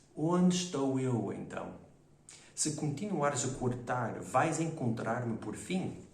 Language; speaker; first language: Portuguese; non-native, fluent; English